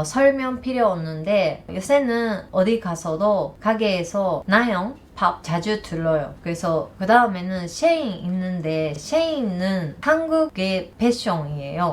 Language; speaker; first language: Korean; non-native, learner; Japanese